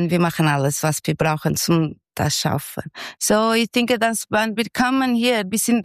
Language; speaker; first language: German; non-native, learner; Portuguese